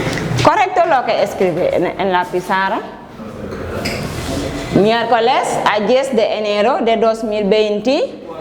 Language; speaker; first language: Spanish; non-native, fluent; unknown